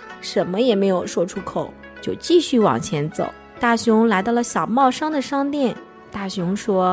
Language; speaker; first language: Chinese; native; Chinese